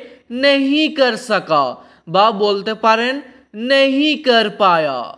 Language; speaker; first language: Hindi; non-native, fluent; Bangla